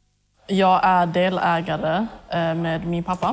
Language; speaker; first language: Swedish; early bilingual, other home language; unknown